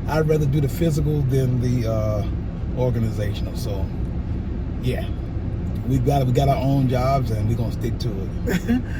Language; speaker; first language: English; native; English